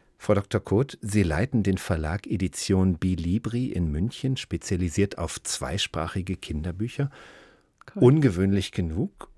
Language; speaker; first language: German; native; German